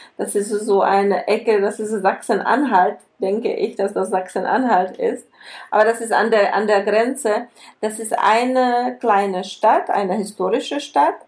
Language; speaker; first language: German; non-native, fluent; Czech